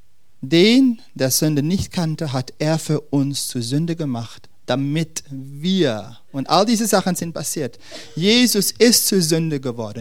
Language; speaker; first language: German; non-native, fluent; Dutch